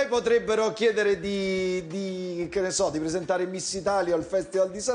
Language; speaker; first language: Italian; native; Italian